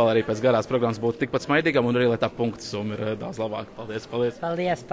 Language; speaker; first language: Latvian; native; Latvian